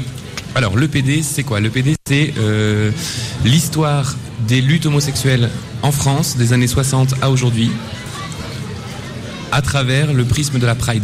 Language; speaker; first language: French; native; French